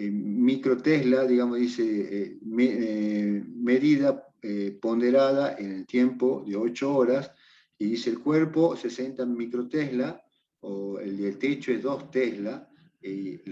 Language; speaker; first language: Spanish; native; Spanish